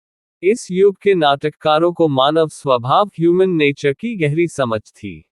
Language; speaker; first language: Hindi; native; Hindi